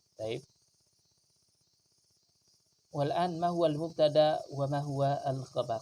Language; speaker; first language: Arabic; non-native, fluent; Indonesian